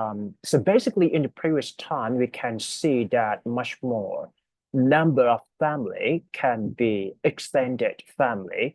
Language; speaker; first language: English; non-native, fluent; Thai